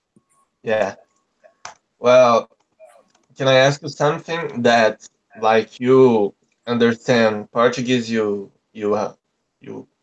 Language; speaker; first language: English; non-native, learner; Portuguese